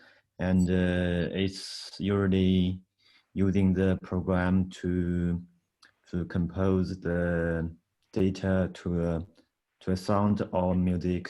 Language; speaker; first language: English; non-native, learner; Chinese